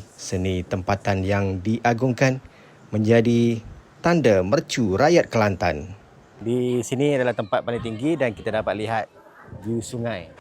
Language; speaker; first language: Malay; native; Malay